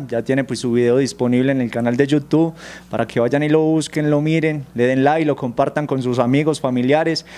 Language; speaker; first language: Spanish; native; Spanish